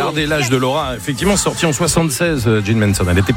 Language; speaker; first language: French; native; French